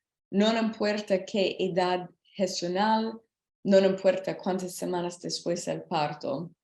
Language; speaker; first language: Spanish; non-native, learner; English